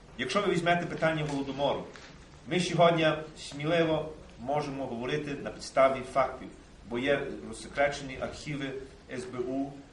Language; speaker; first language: Ukrainian; early bilingual, heritage; Ukrainian